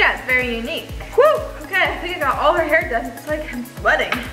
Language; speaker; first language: English; native; English